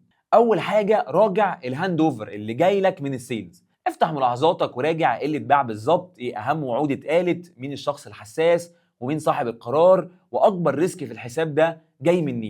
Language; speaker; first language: Arabic; native; Arabic